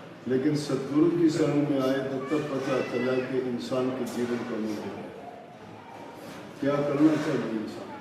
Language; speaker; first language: Hindi; native; Hindi